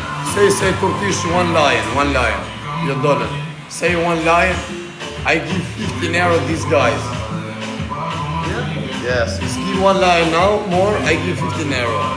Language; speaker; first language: English; non-native, learner; Albanian